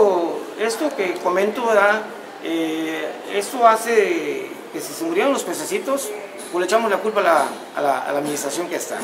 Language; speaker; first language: Spanish; native; Spanish